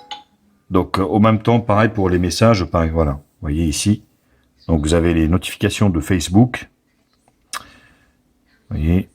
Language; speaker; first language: French; native; French